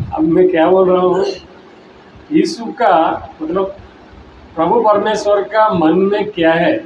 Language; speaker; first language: Hindi; non-native, local second language; Telugu